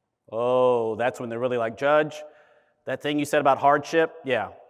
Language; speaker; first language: English; early bilingual, other home language; German